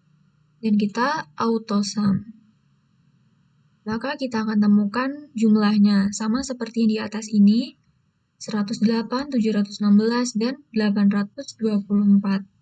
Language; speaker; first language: Indonesian; native; Indonesian